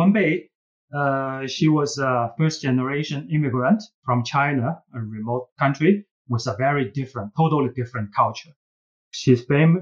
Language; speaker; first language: English; non-native, fluent; Chinese